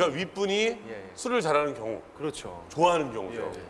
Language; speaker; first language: Korean; native; Korean